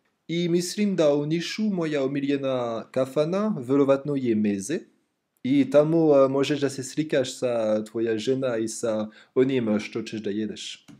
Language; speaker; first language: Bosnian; non-native, learner; French